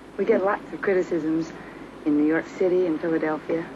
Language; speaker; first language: English; native; English